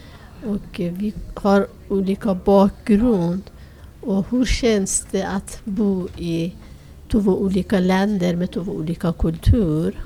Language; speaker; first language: Swedish; non-native, fluent; Persian